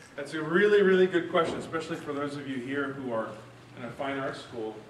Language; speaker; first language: English; early bilingual, other home language; Spanish